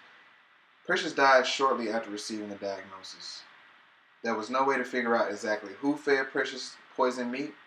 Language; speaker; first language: English; native; English